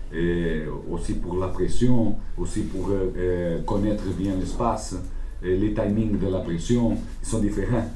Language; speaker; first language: French; non-native, learner; Portuguese